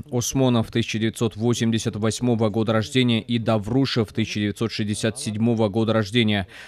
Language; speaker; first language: Russian; non-native, local second language; Kyrgyz